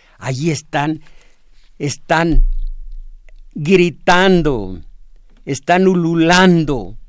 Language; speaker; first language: Spanish; native; Spanish